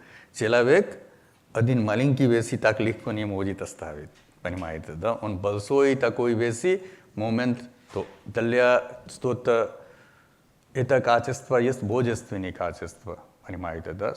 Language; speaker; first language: Russian; non-native, learner; Hindi